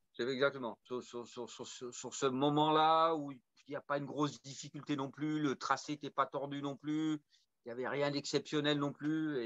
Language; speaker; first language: French; native; French